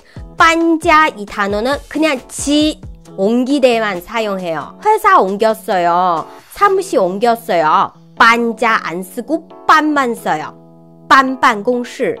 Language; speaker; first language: Korean; non-native, fluent; Chinese